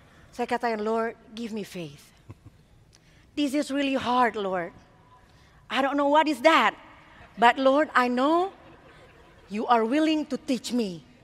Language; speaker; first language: English; non-native, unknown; Indonesian